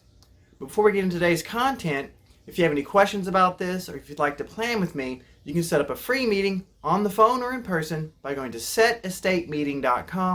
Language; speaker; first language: English; native; English